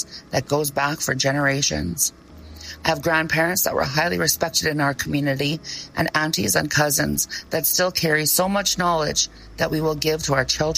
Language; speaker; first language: English; native; English